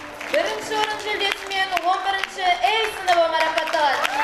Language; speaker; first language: Kazakh; native; Kazakh